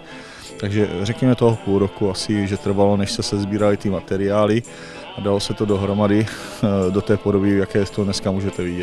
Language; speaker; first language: Czech; native; Czech